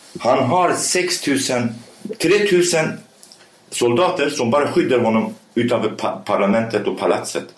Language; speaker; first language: Swedish; early bilingual, other home language; Kurdish